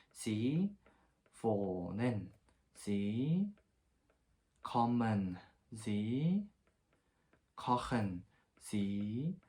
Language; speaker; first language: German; non-native, fluent; Korean